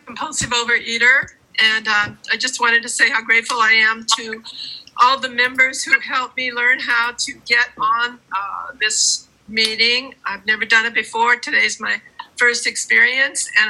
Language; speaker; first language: English; native; English